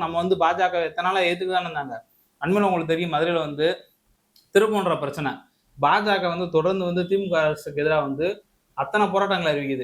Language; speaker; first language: Tamil; native; Tamil